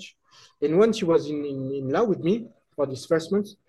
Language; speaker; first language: English; non-native, fluent; French